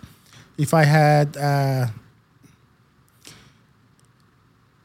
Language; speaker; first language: English; non-native, fluent; Turkish